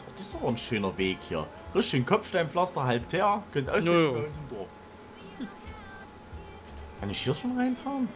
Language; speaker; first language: German; native; German